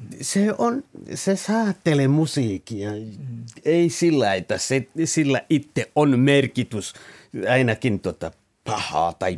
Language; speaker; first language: Finnish; non-native, fluent; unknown